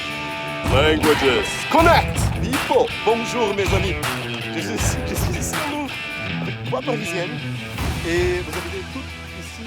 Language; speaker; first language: French; non-native, fluent; Portuguese